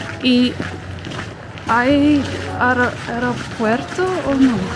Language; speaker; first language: Spanish; non-native, fluent; Dutch